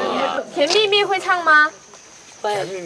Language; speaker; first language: Chinese; native; Chinese